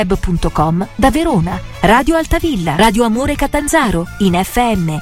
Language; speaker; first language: Italian; native; Italian